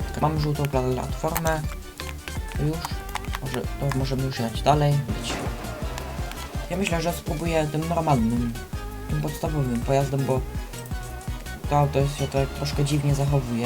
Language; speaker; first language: Polish; native; Polish